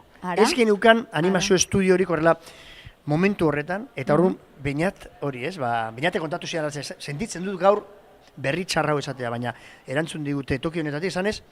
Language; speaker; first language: Basque; native; Basque